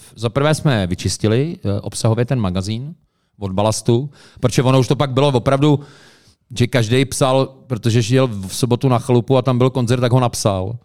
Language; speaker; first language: Czech; native; Czech